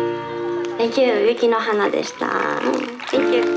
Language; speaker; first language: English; non-native, learner; Japanese